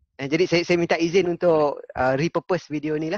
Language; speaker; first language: Malay; native; Malay